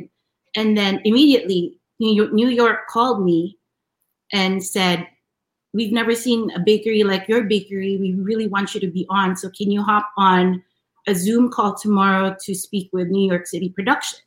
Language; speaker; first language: English; non-native, local second language; Filipino